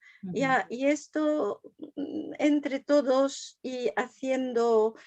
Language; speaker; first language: Spanish; non-native, fluent; French